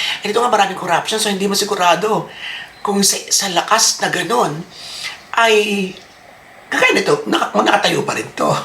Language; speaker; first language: Filipino; native; Filipino